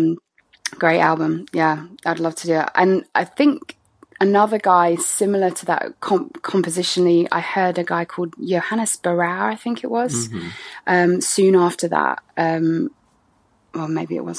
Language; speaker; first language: English; native; English